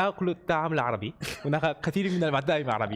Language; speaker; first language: Arabic; non-native, learner; Korean